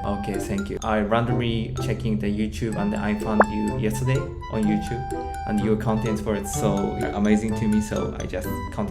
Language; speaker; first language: English; non-native, learner; Japanese